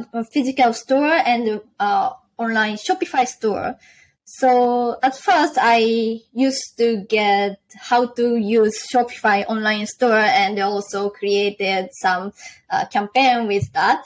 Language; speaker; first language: English; non-native, learner; Japanese